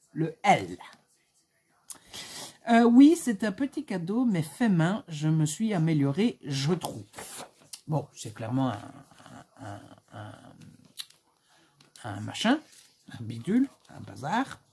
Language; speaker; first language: French; native; French